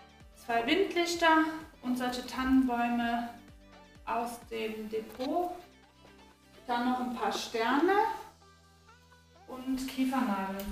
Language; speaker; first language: German; native; German